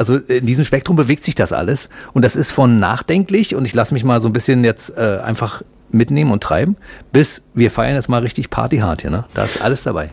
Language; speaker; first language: German; native; German